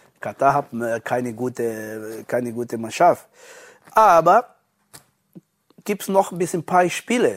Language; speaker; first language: German; non-native, learner; Portuguese